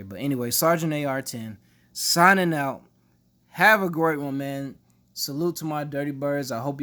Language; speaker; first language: English; native; English